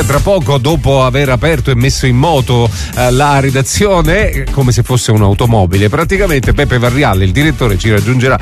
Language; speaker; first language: Italian; native; Italian